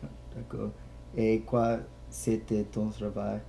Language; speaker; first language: French; non-native, learner; English